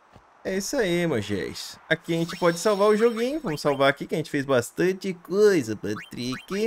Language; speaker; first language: Portuguese; native; Portuguese